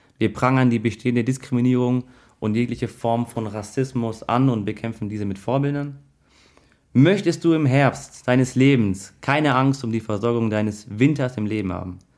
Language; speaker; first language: German; early bilingual, other home language; Arabic